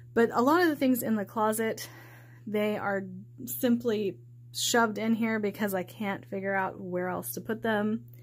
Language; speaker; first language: English; native; English